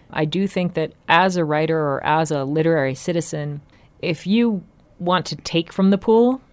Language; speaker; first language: English; native; English